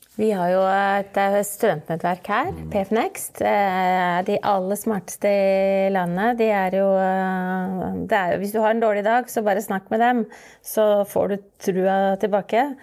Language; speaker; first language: Norwegian; native; Norwegian